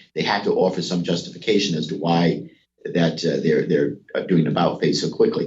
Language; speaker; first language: English; native; English